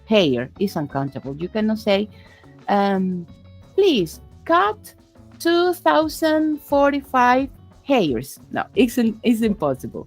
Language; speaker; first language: English; non-native, fluent; Spanish